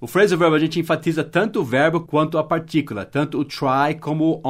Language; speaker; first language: Portuguese; non-native, fluent; English